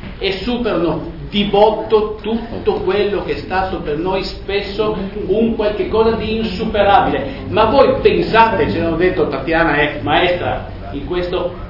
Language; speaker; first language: Italian; non-native, local second language; Friulian